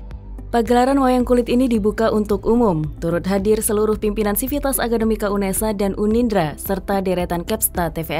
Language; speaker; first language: Indonesian; native; Indonesian